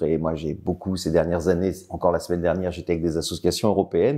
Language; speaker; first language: French; native; French